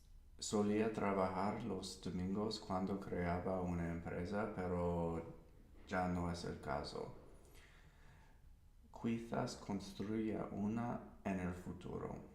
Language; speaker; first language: Spanish; non-native, learner; English